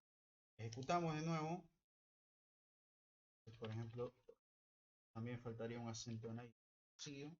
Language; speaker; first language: Spanish; native; Spanish